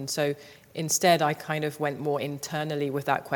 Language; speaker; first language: English; native; English